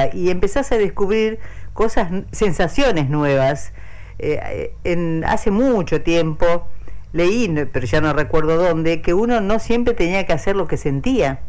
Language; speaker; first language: Spanish; native; Spanish